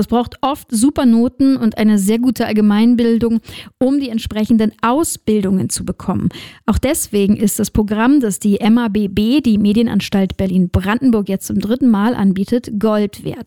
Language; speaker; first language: German; native; German